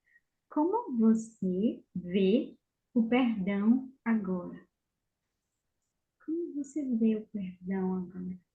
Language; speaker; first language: Portuguese; non-native, fluent; Spanish